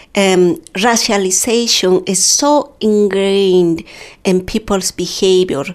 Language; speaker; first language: English; non-native, fluent; Quechua